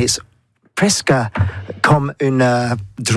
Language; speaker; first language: French; non-native, learner; English